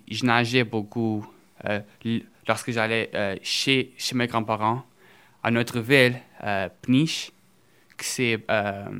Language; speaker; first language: French; early bilingual, other home language; Portuguese